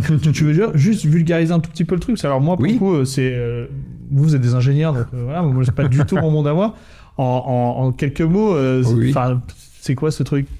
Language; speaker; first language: French; native; French